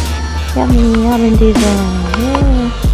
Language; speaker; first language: German; non-native, learner; English